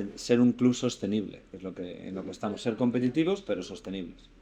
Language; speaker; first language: Spanish; native; Spanish